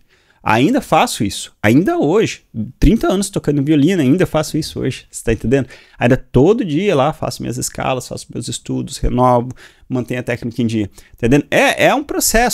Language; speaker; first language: Portuguese; native; Portuguese